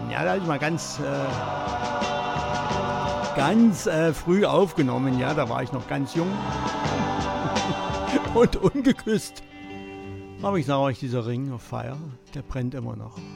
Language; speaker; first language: German; native; German